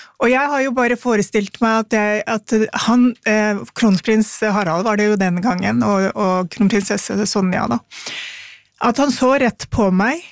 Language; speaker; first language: Norwegian; early bilingual, other home language; Punjabi